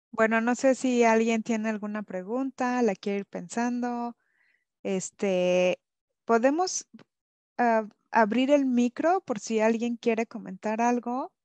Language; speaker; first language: Spanish; native; Spanish